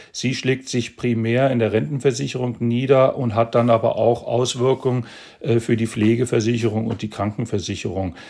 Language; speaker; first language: German; native; German